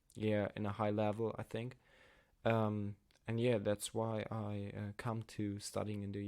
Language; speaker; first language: English; non-native, learner; German